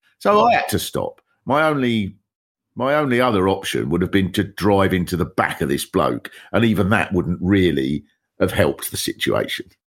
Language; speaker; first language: English; native; English